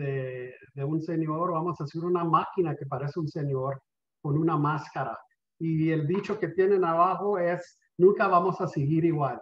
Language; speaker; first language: Spanish; early bilingual, heritage; Spanish